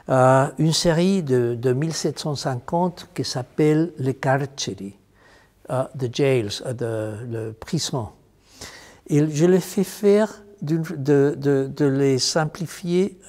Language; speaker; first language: French; non-native, fluent; Spanish